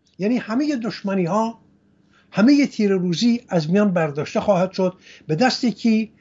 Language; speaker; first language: Persian; non-native, local second language; Assyrian Neo-Aramaic